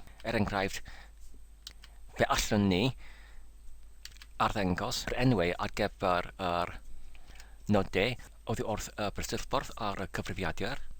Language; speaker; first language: Welsh; non-native, learner; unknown